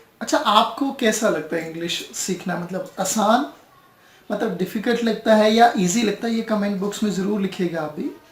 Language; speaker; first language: Hindi; native; Hindi